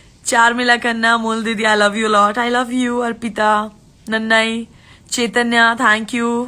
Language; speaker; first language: Telugu; non-native, learner; Gujarati